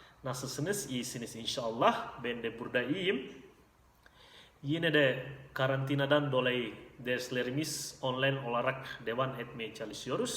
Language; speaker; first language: Turkish; non-native, fluent; Indonesian